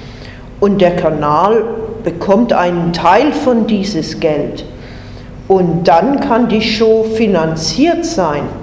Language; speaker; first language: German; non-native, fluent; English